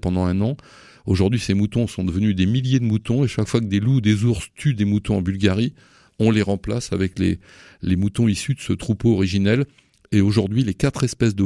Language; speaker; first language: French; native; French